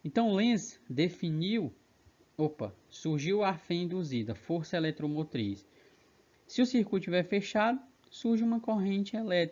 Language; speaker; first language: Portuguese; native; Portuguese